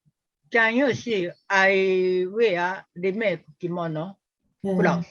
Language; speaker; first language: English; non-native, learner; Japanese